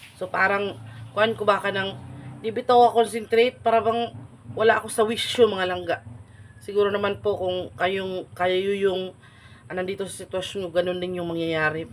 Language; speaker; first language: Filipino; non-native, local second language; Cebuano